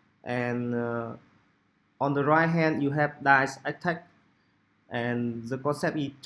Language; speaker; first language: English; non-native, local second language; Vietnamese